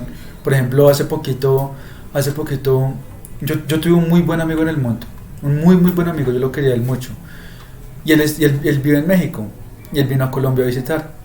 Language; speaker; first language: Spanish; native; Spanish